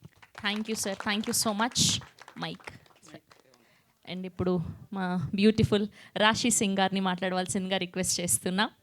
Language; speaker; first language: Telugu; native; Telugu